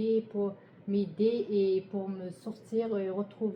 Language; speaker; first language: French; non-native, learner; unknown